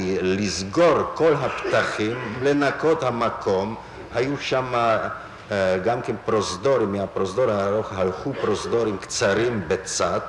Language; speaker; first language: Hebrew; non-native, fluent; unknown